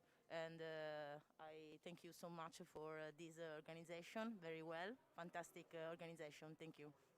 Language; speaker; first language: English; non-native, learner; Italian